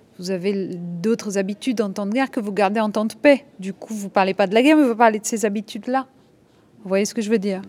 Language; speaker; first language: French; non-native, local second language; Arabic